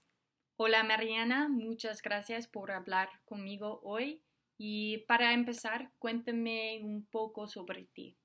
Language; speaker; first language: Spanish; non-native, fluent; English